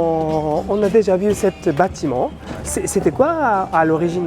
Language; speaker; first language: French; non-native, learner; Japanese